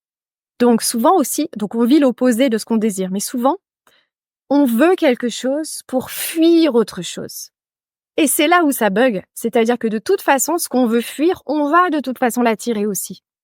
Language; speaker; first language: French; native; French